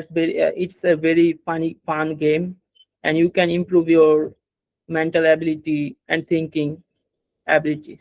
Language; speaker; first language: English; non-native, learner; Bangla